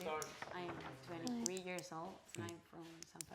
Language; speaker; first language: English; non-native, learner; Spanish